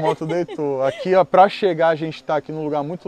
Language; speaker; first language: Portuguese; native; Portuguese